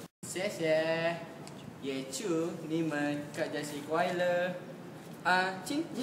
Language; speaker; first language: Chinese; non-native, learner; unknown